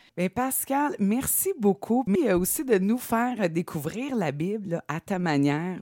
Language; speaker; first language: French; native; French